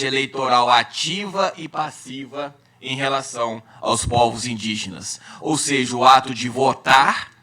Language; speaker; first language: Portuguese; native; Portuguese